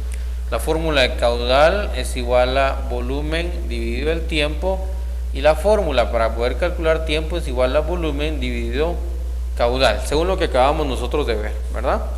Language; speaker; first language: Spanish; native; Spanish